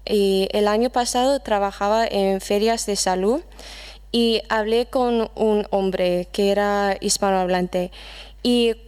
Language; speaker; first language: Spanish; non-native, fluent; English